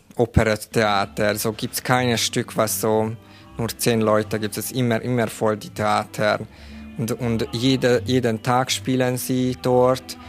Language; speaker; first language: German; non-native, learner; Hungarian